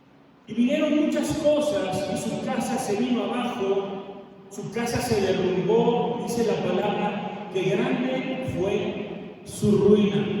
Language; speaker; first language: Spanish; native; Spanish